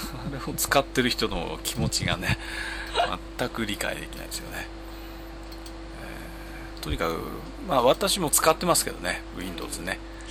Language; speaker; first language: Japanese; native; Japanese